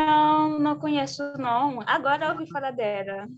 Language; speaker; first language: Portuguese; non-native, fluent; Haitian Creole